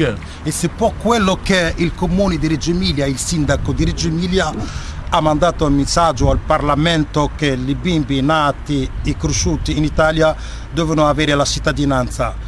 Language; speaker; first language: Italian; non-native, fluent; Arabic